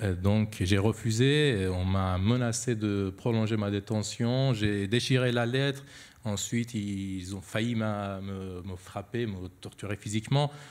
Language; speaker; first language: French; non-native, fluent; Persian